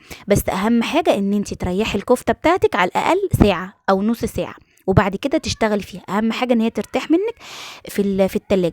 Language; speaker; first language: Arabic; native; Arabic